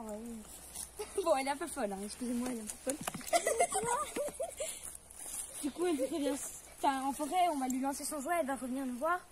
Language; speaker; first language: French; native; French